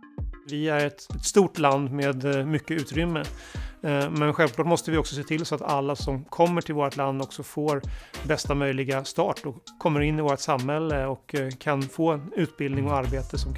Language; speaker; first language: Swedish; native; Swedish